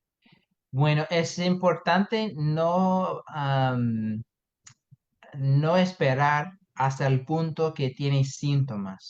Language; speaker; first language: Spanish; non-native, fluent; English